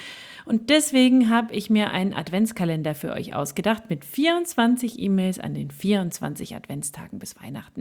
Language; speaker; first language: German; native; German